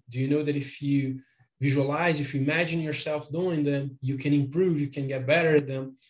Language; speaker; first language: English; non-native, fluent; Portuguese